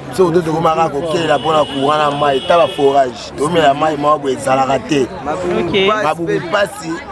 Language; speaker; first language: Lingala; native; Lingala